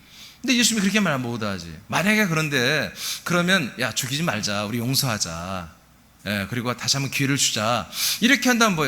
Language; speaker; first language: Korean; native; Korean